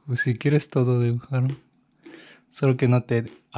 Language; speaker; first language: Spanish; non-native, learner; Japanese